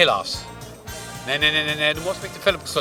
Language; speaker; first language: Dutch; native; Dutch